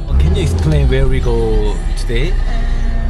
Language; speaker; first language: English; non-native, learner; Korean